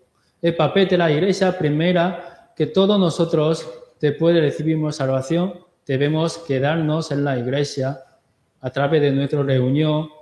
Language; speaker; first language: Spanish; non-native, learner; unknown